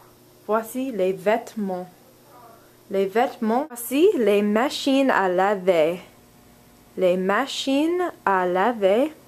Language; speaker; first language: French; non-native, learner; English